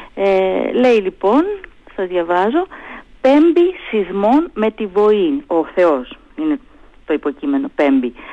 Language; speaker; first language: Greek; native; Greek